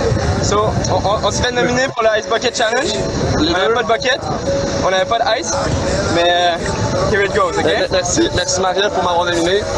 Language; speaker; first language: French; native; French